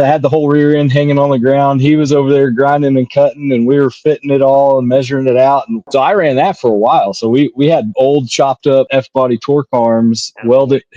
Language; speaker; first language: English; native; English